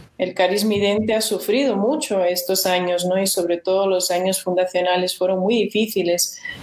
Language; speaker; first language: Spanish; non-native, fluent; Portuguese